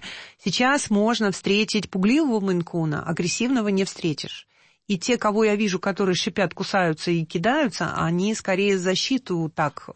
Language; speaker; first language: Russian; native; Russian